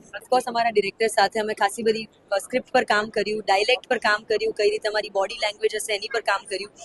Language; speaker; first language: Gujarati; native; Gujarati